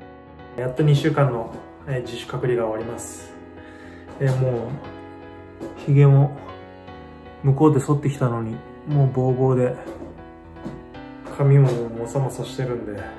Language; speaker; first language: Japanese; native; Japanese